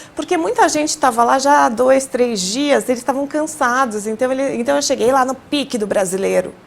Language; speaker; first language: Portuguese; native; Portuguese